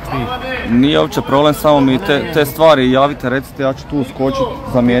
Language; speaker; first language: Serbian; native; Serbian